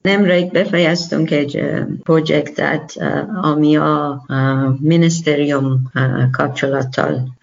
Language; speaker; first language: Hungarian; non-native, learner; Persian